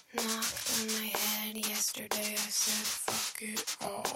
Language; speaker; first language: English; non-native, fluent; Danish